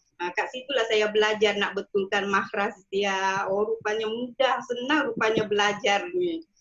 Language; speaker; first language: Malay; native; Malay